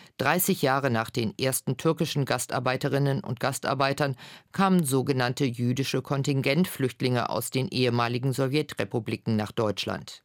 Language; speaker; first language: German; native; German